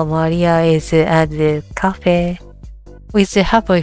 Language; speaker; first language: English; non-native, learner; Japanese